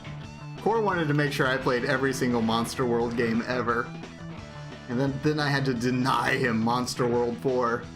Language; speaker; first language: English; native; English